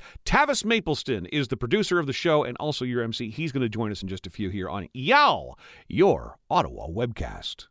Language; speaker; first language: English; native; English